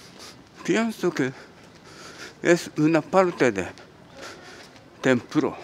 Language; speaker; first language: Spanish; non-native, learner; Japanese